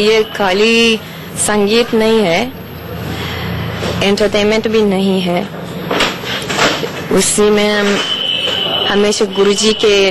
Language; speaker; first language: Hindi; non-native, fluent; Japanese